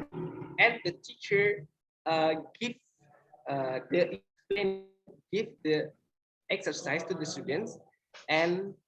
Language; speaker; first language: English; non-native, learner; Indonesian